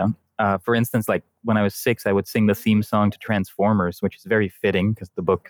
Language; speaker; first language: English; non-native, fluent; Dutch